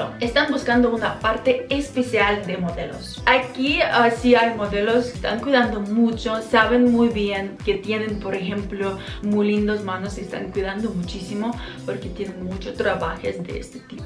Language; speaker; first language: Spanish; non-native, fluent; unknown